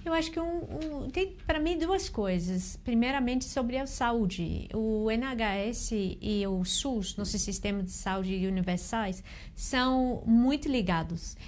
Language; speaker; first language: Portuguese; non-native, fluent; English